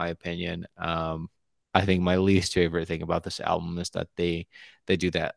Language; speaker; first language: English; native; English